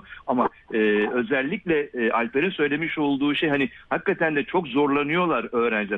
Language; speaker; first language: Turkish; native; Turkish